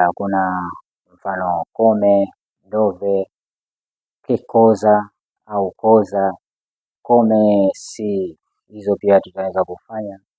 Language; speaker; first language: Swahili; native; Swahili